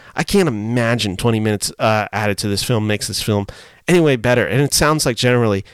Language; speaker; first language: English; early bilingual, other home language; Spanish